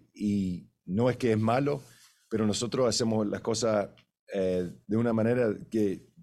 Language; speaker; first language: Spanish; native; Spanish